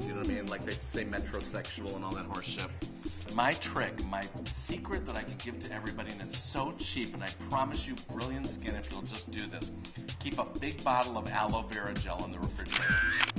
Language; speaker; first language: English; native; English